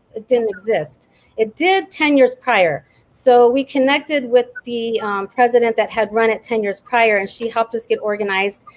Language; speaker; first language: English; native; English